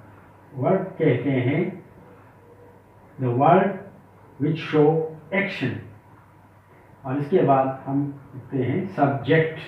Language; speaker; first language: Urdu; native; Urdu